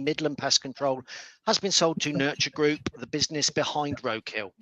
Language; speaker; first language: English; native; English